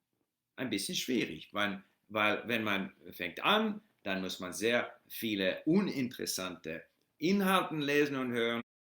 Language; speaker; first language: German; non-native, learner; English